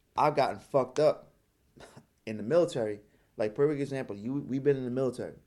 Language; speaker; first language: English; early bilingual, other home language; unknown